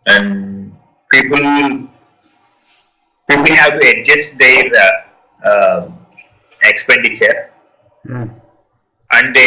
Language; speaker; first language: English; non-native, learner; Telugu